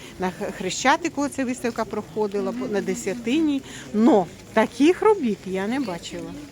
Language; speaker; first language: Ukrainian; native; Ukrainian